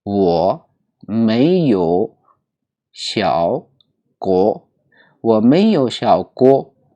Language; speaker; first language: Chinese; non-native, learner; Urdu